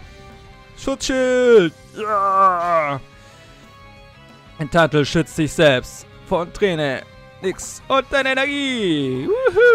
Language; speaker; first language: German; native; German